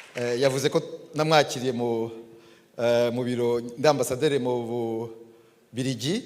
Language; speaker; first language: Kinyarwanda; native; Kinyarwanda